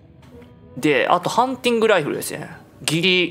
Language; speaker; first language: Japanese; native; Japanese